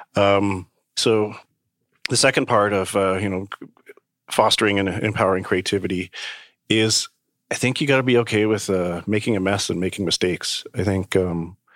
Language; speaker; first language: English; native; English